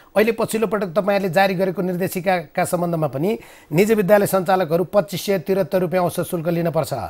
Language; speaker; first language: Nepali; native; Nepali